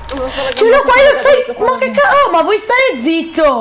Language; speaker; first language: Italian; native; Italian